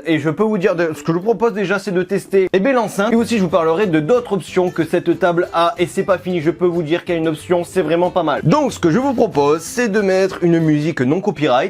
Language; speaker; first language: French; native; French